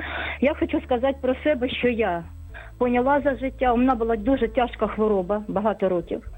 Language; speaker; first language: Ukrainian; non-native, local second language; Russian